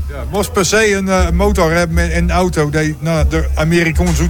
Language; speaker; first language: Dutch; native; Dutch